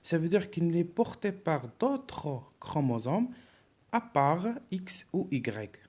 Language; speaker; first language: French; non-native, local second language; Arabic